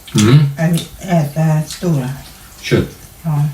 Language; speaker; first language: Swedish; non-native, learner; Thai